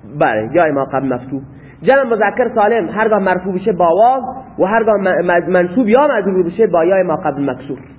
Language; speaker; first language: Persian; non-native, local second language; Baluchi